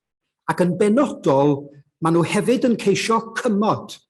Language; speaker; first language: Welsh; native; Welsh